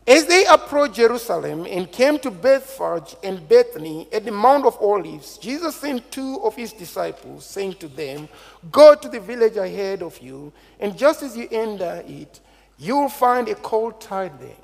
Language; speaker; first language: English; non-native, local second language; Shona